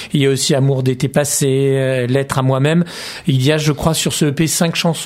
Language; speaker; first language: French; native; French